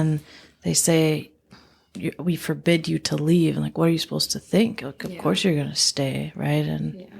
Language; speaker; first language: English; native; English